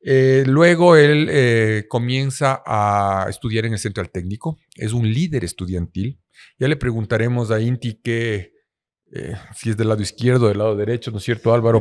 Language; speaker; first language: Spanish; native; Spanish